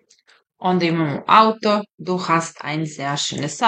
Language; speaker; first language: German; non-native, fluent; Serbian